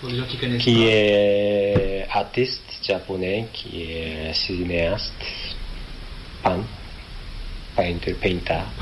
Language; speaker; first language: French; non-native, learner; Japanese